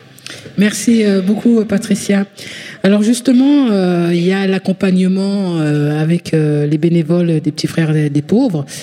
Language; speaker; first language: French; native; French